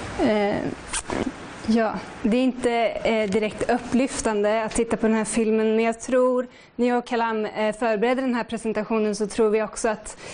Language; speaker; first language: Swedish; native; Swedish